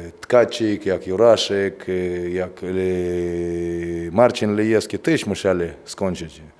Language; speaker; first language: Polish; non-native, fluent; Russian